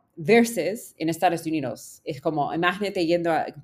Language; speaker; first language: Spanish; non-native, fluent; English